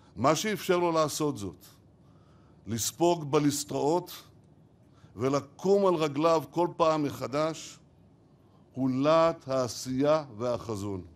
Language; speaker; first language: Hebrew; native; Hebrew